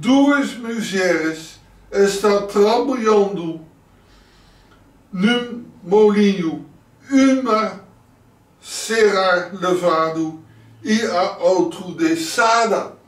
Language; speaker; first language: Portuguese; non-native, learner; Dutch